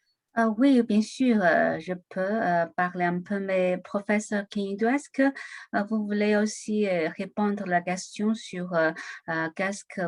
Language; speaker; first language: French; non-native, learner; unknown